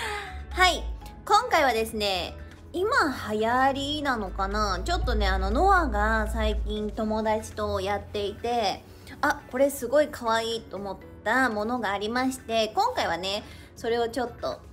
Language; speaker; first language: Japanese; native; Japanese